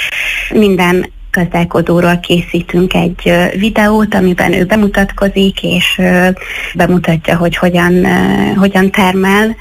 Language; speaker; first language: Hungarian; native; Hungarian